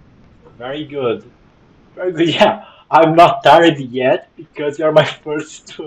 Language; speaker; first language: English; non-native, fluent; Portuguese